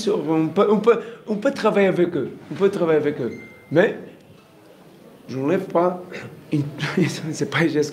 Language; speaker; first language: French; non-native, learner; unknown